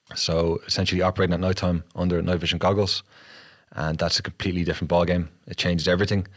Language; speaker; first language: English; native; English